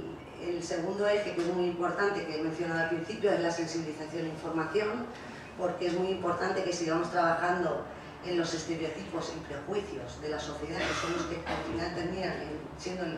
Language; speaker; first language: Spanish; native; Spanish